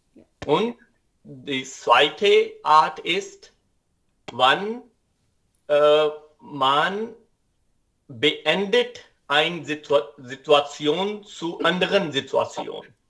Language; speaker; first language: German; non-native, learner; Urdu